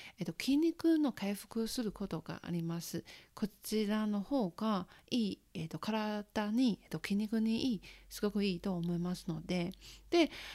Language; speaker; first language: Japanese; non-native, fluent; Chinese